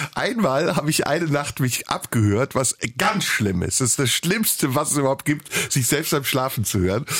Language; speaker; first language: German; early bilingual, other home language; Turkish